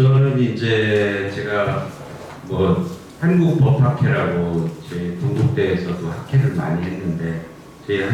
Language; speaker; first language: Korean; native; Korean